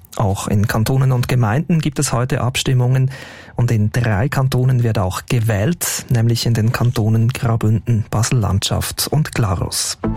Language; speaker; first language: German; native; German